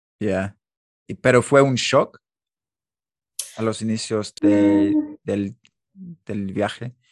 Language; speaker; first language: Spanish; non-native, learner; English